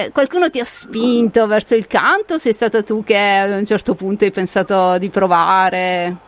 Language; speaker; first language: Italian; native; Italian